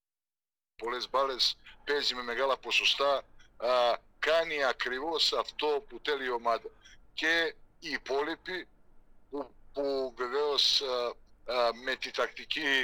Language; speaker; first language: Greek; non-native, fluent; Serbian